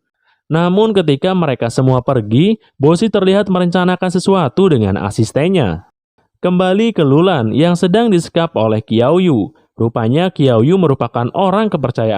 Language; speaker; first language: Indonesian; native; Indonesian